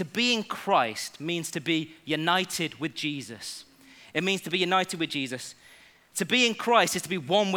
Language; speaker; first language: English; native; English